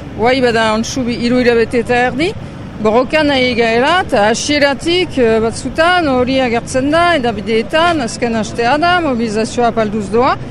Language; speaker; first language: Basque; native; Basque